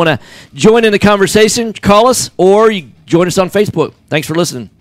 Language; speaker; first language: English; native; English